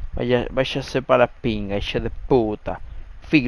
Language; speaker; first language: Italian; non-native, learner; Spanish